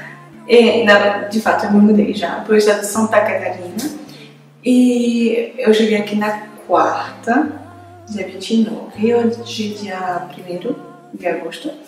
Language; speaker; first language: Portuguese; non-native, fluent; French